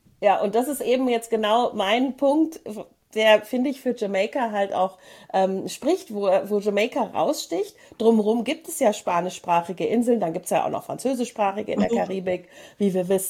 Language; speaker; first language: German; native; German